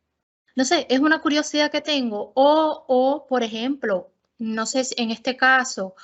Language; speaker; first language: Spanish; non-native, fluent; Portuguese